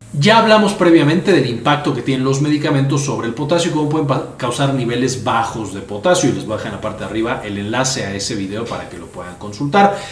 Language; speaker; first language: Spanish; native; Spanish